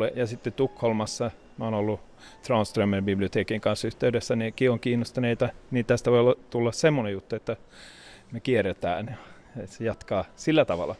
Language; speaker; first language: Finnish; early bilingual, heritage; Finnish